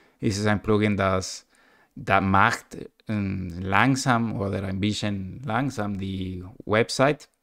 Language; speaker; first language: German; non-native, learner; Spanish